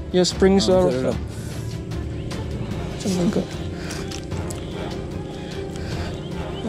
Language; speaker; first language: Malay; non-native, local second language; Chinese